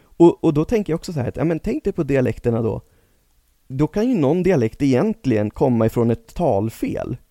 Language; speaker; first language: Swedish; native; Swedish